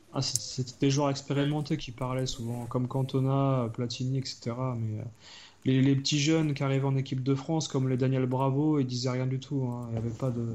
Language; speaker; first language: French; native; French